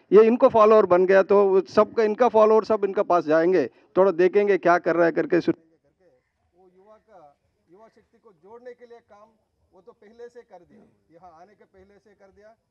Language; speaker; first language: Hindi; non-native, local second language; Telugu